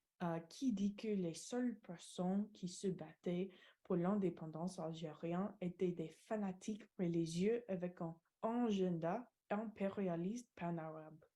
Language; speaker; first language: French; non-native, learner; English